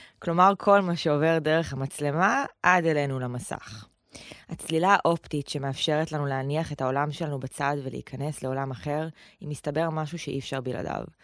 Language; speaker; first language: Hebrew; native; Hebrew